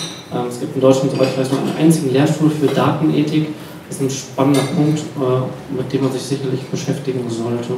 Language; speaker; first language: German; native; German